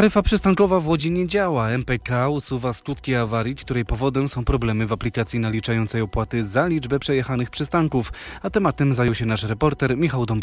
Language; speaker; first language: Polish; native; Polish